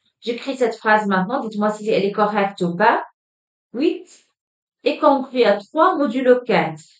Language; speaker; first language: French; non-native, local second language; Arabic